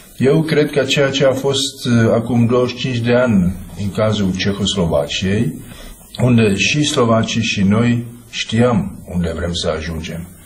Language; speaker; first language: Romanian; non-native, fluent; Czech